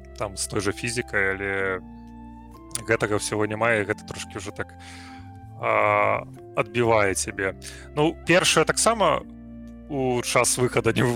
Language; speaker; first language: Belarusian; non-native, local second language; Russian